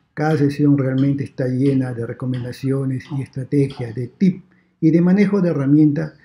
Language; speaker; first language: Spanish; native; Spanish